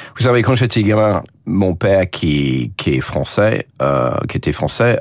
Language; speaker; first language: French; non-native, fluent; English